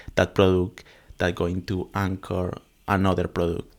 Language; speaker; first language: English; non-native, learner; Spanish